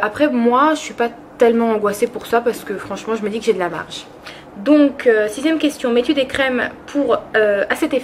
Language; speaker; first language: French; early bilingual, other home language; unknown